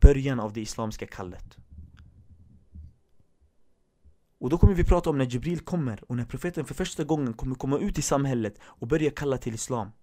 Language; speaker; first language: Swedish; early bilingual, other home language; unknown